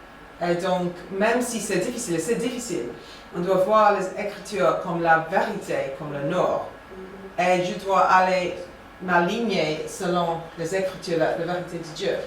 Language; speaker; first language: French; non-native, fluent; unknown